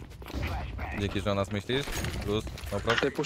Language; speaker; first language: Polish; native; Polish